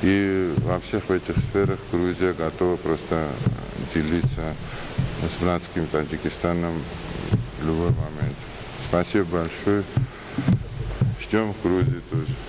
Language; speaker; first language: Russian; non-native, fluent; Georgian